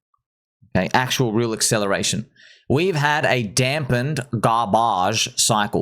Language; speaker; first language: English; native; English